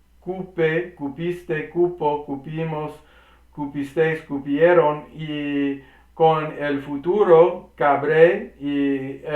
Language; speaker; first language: Spanish; non-native, learner; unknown